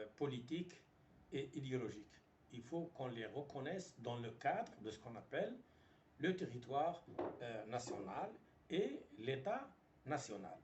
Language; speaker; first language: French; non-native, local second language; Arabic